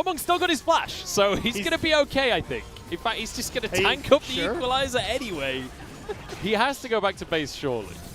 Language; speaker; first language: English; native; English